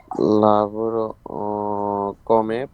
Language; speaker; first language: Italian; non-native, learner; Bangla